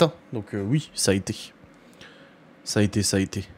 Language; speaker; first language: French; native; French